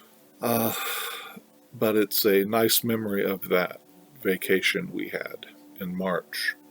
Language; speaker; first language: English; native; English